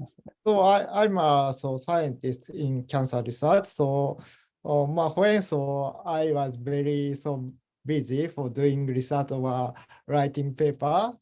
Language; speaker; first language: English; non-native, learner; Japanese